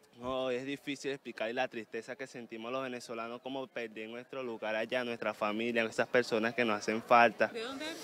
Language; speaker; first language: Spanish; native; Spanish